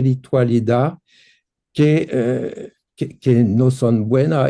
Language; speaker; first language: Spanish; non-native, fluent; French